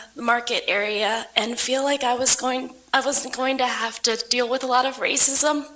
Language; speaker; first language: English; native; English